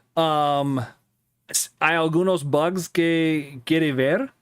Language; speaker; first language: Spanish; non-native, learner; English